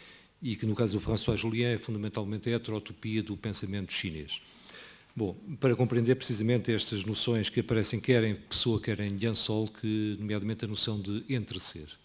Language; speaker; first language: Portuguese; native; Portuguese